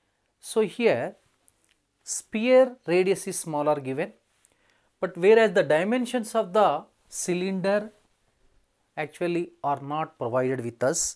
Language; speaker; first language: English; non-native, local second language; Telugu